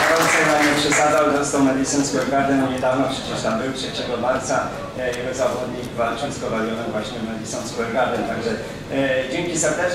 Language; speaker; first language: Polish; native; Polish